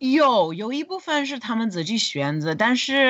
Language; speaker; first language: Chinese; non-native, fluent; English